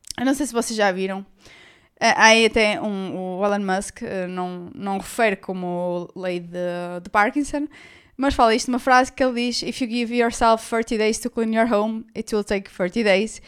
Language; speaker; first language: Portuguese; native; Portuguese